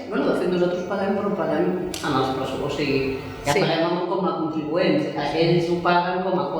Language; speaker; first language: Catalan; native; Catalan